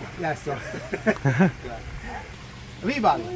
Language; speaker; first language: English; non-native, learner; Italian